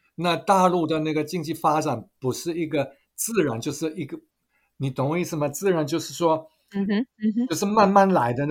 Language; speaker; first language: Chinese; non-native, fluent; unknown